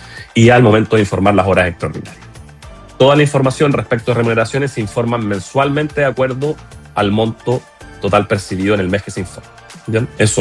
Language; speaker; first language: Spanish; native; Spanish